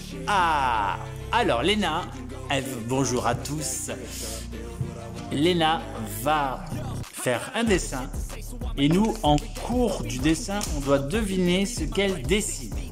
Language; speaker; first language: French; native; French